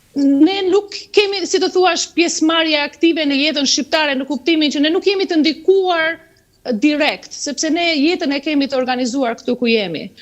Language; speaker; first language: Albanian; native; Albanian